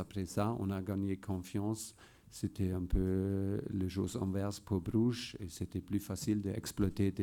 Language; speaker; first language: French; non-native, fluent; German